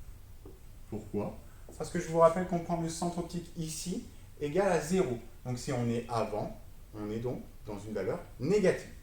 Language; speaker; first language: French; native; French